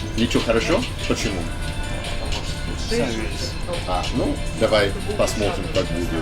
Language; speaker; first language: Russian; non-native, learner; English